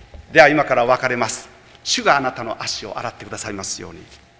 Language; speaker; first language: Japanese; native; Japanese